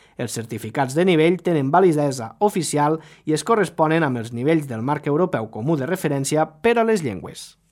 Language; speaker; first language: Catalan; native; Catalan